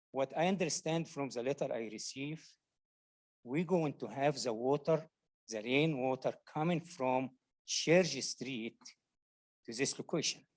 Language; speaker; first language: English; non-native, learner; Arabic